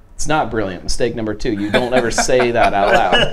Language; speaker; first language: English; native; English